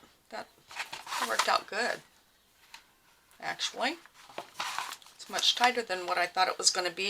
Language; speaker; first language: English; native; English